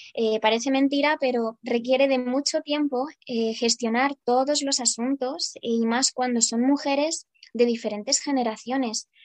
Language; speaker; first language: Spanish; non-native, fluent; Ukrainian